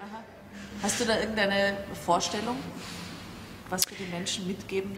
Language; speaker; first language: German; native; German